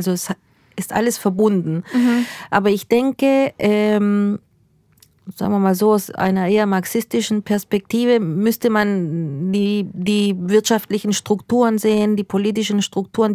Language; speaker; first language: German; early bilingual, other home language; Spanish